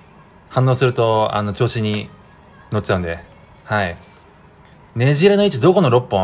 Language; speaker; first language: Japanese; native; Japanese